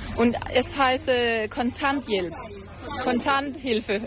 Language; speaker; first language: German; non-native, learner; Danish